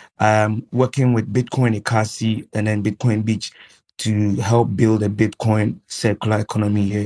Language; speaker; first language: English; non-native, local second language; Akan